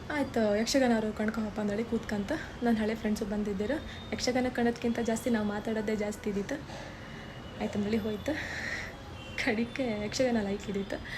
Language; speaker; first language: Kannada; native; Kannada